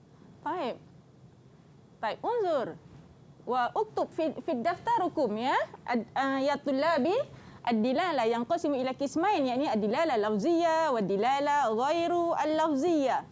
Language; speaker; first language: Arabic; non-native, fluent; Malay